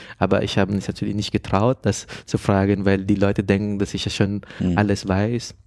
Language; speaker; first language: German; non-native, fluent; Filipino